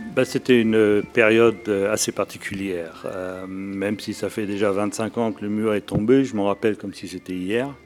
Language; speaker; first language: French; native; French